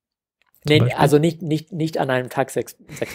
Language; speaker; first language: German; non-native, fluent; English